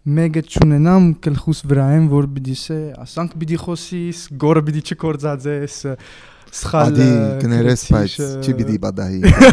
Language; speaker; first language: Armenian; early bilingual, heritage; Armenian